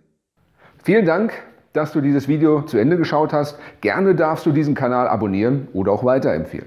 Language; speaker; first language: German; native; German